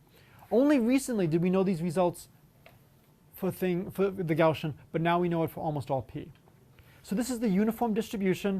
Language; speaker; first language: English; native; English